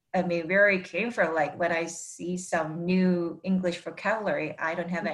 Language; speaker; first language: English; non-native, fluent; Korean